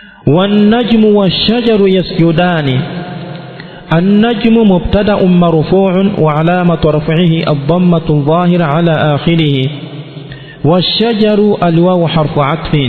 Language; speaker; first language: Arabic; non-native, fluent; Swahili